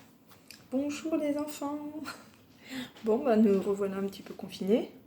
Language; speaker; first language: French; native; French